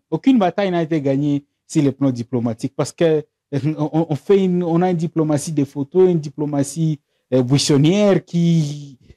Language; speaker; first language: French; non-native, local second language; Swahili